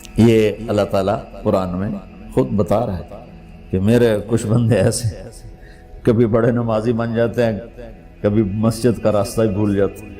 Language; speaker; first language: Urdu; non-native, local second language; Punjabi